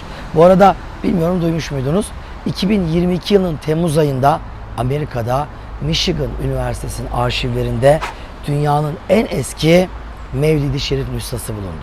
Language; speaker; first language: Turkish; native; Turkish